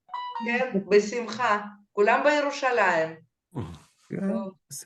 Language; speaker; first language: Hebrew; non-native, fluent; Russian